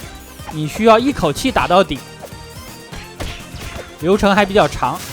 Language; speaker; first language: Chinese; native; Chinese